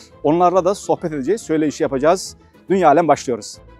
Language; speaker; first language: Turkish; native; Turkish